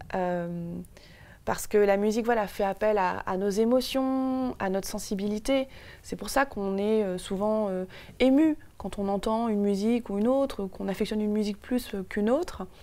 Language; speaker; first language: French; native; French